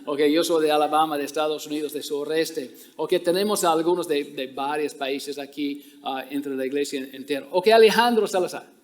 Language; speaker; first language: Spanish; non-native, fluent; English